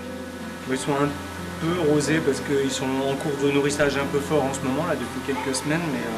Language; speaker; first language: French; native; French